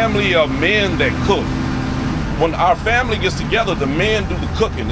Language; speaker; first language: English; native; English